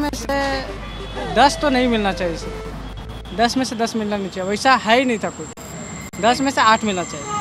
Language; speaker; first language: Hindi; native; Hindi